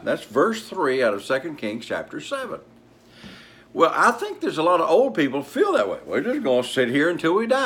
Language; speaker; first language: English; native; English